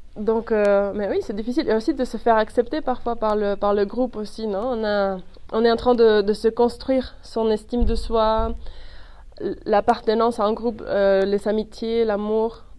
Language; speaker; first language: French; non-native, fluent; Spanish